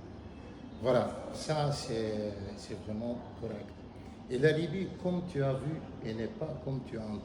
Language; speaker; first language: French; non-native, fluent; Arabic